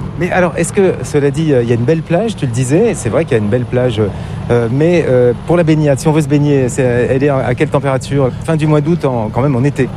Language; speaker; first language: French; native; French